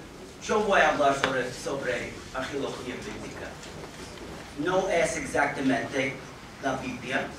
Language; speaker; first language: Spanish; non-native, fluent; English